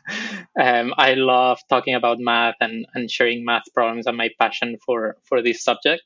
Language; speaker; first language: English; non-native, fluent; Spanish